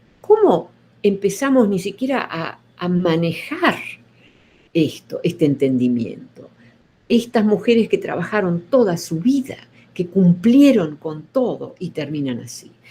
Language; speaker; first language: Spanish; early bilingual, other home language; Dutch